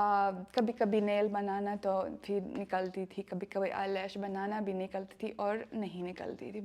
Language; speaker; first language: Hindi; non-native, learner; Russian